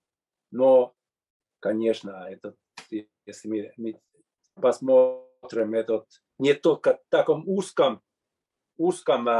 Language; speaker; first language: Russian; non-native, fluent; Finnish